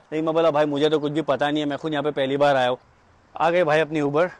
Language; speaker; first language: Hindi; non-native, local second language; Urdu